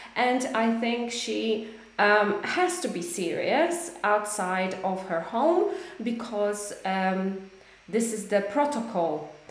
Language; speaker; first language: English; non-native, fluent; Polish